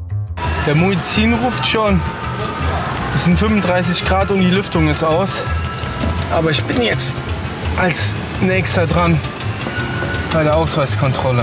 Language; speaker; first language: German; native; German